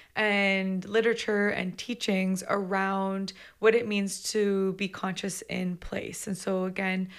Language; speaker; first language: English; native; English